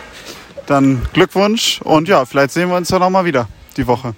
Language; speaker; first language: German; native; German